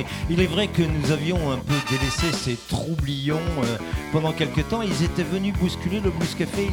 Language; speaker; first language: French; native; French